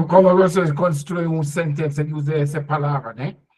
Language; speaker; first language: Portuguese; non-native, learner; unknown